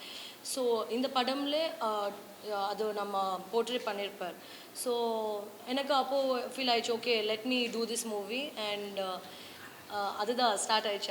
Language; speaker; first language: Tamil; non-native, learner; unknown